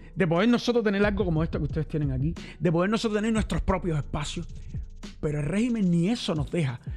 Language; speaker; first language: Spanish; native; Spanish